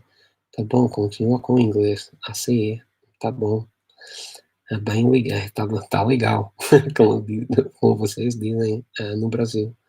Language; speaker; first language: Portuguese; non-native, fluent; English